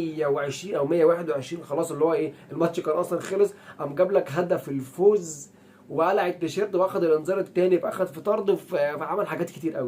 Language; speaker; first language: Arabic; native; Arabic